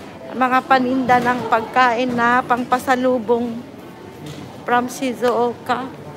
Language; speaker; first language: Filipino; non-native, local second language; Cebuano